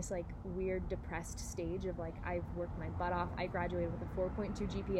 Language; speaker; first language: English; native; English